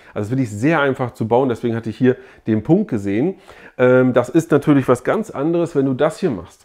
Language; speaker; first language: German; native; German